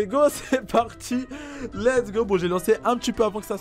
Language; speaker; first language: French; native; French